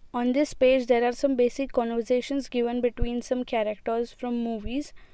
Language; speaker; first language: English; non-native, local second language; Marathi